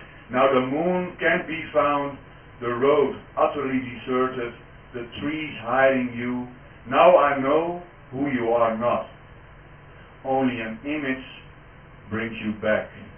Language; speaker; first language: English; non-native, fluent; Dutch